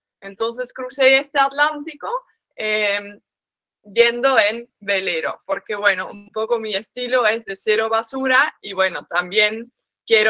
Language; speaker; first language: Spanish; non-native, fluent; Dutch